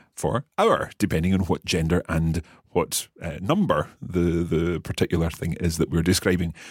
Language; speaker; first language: English; native; English